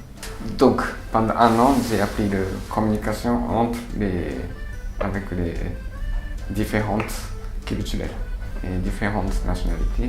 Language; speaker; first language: French; non-native, learner; Japanese